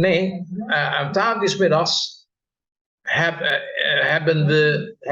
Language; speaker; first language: Dutch; non-native, fluent; Indonesian